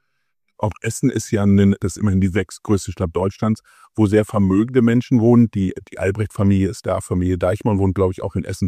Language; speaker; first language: German; native; German